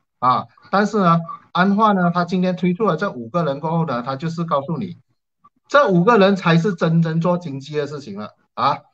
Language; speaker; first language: Chinese; native; Chinese